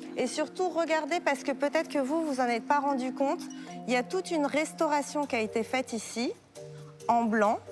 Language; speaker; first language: French; native; French